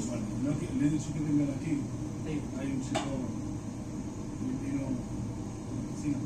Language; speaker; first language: Spanish; non-native, fluent; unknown